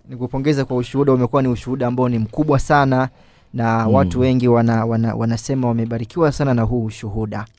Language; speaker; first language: Swahili; native; Swahili